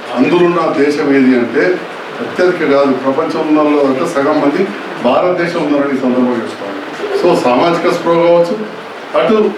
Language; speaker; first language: Telugu; native; Telugu